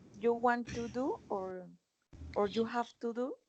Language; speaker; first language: English; non-native, learner; Spanish